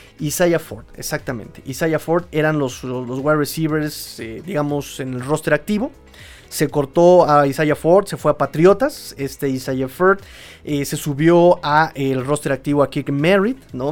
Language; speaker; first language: Spanish; native; Spanish